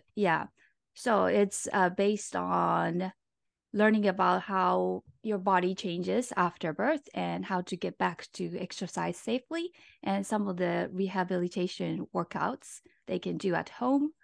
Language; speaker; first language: English; non-native, fluent; Japanese